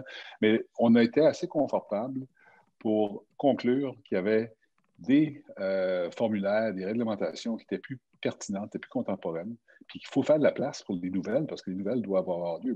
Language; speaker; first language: French; native; French